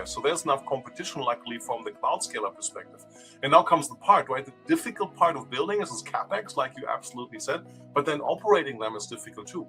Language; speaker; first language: English; non-native, fluent; German